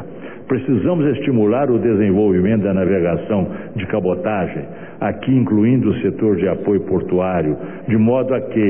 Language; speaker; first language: Portuguese; native; Portuguese